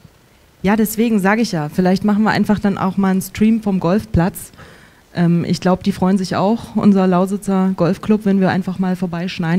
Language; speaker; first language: German; native; German